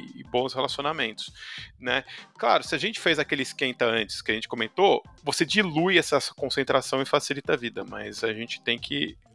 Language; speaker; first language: Portuguese; native; Portuguese